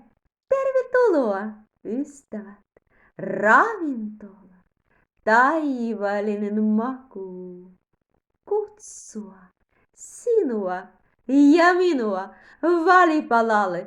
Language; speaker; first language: Finnish; non-native, learner; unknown